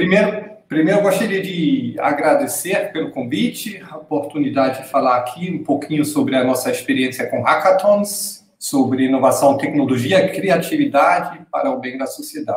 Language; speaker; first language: Portuguese; non-native, fluent; German